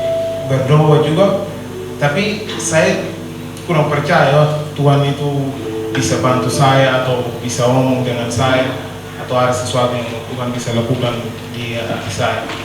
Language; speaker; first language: Indonesian; non-native, learner; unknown